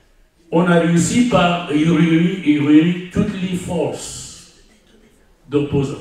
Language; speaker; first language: French; non-native, learner; Arabic